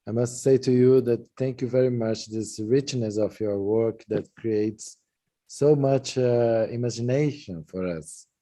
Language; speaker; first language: English; non-native, fluent; Portuguese